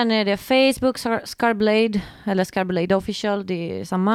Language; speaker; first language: Swedish; non-native, fluent; Greek